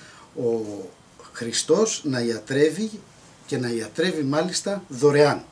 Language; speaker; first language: Greek; native; Greek